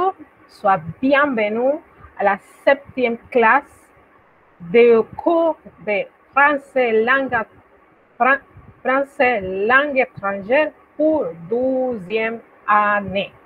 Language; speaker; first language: French; non-native, fluent; Spanish